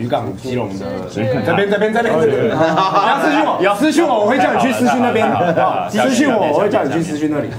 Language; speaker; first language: Chinese; native; Chinese